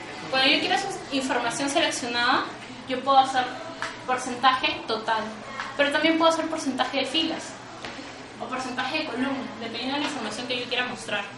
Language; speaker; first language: Spanish; native; Spanish